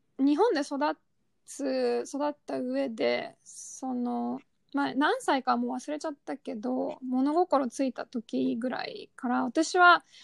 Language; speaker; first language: Japanese; early bilingual, other home language; Russian